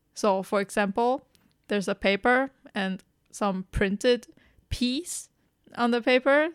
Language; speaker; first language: English; non-native, fluent; Chinese